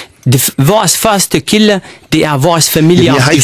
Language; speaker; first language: Danish; non-native, fluent; Arabic